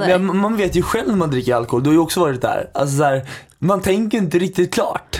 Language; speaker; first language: Swedish; native; Swedish